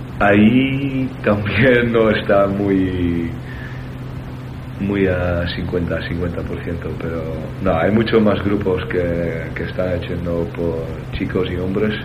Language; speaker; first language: Spanish; non-native, fluent; Dutch